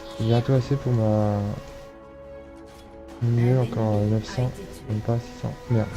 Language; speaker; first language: French; native; French